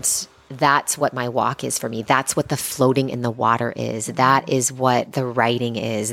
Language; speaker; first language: English; native; English